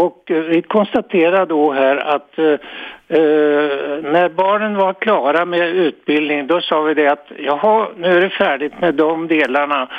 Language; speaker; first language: Swedish; native; Swedish